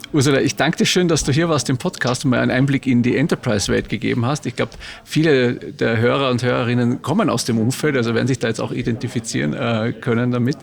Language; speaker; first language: German; native; German